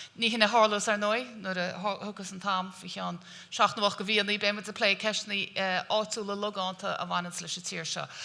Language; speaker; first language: Irish; native; Irish